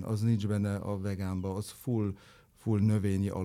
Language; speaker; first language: Hungarian; non-native, fluent; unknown